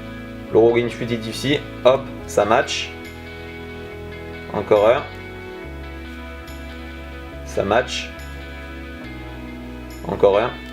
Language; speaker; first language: French; native; French